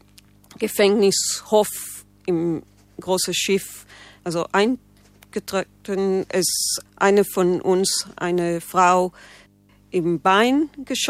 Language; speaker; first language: German; non-native, learner; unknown